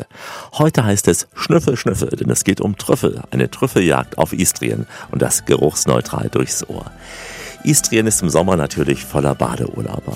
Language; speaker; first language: German; native; German